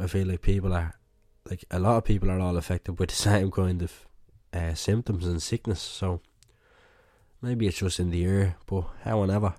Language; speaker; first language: English; native; English